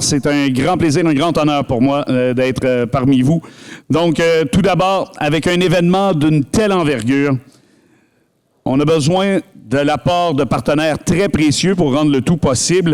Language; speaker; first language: French; native; French